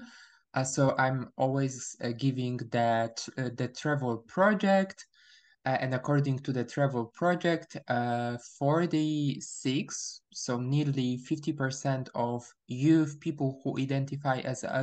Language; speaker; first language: English; non-native, fluent; Polish